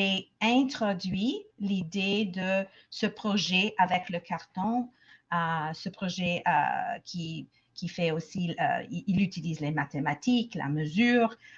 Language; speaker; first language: French; non-native, local second language; English